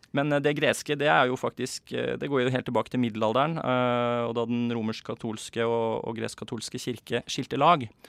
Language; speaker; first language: Norwegian; native; Norwegian